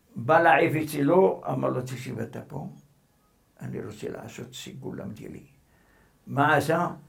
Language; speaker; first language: Hebrew; non-native, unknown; Arabic